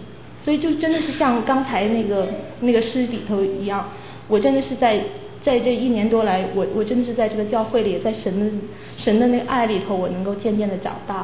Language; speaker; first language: Chinese; native; Chinese